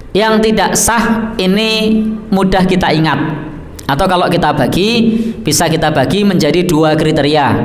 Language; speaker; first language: Indonesian; non-native, local second language; Javanese